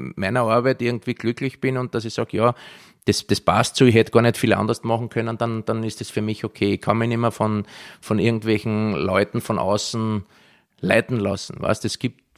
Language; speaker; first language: German; native; German